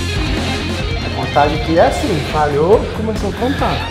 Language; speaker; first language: Portuguese; native; Portuguese